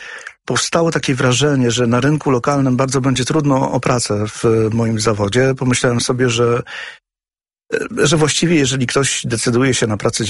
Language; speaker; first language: Polish; native; Polish